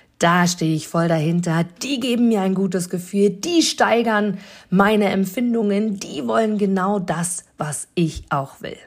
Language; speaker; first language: German; native; German